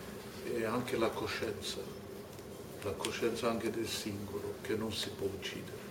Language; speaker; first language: Italian; non-native, fluent; German